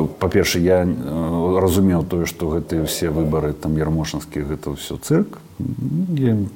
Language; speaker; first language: Belarusian; native; Belarusian